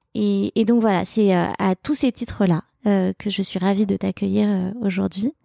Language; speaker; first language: French; native; French